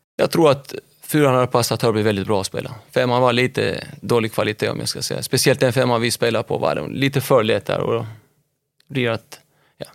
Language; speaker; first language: Swedish; early bilingual, other home language; Albanian